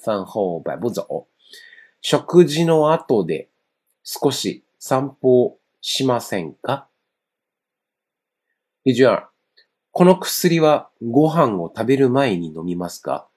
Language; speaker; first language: Japanese; non-native, fluent; Chinese